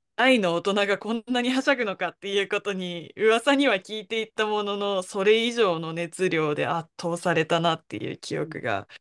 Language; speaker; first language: Japanese; native; Japanese